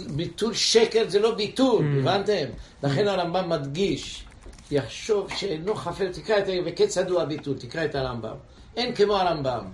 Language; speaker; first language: Hebrew; non-native, fluent; English